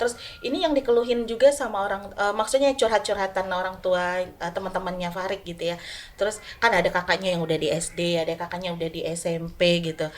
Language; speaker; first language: Indonesian; non-native, local second language; Sundanese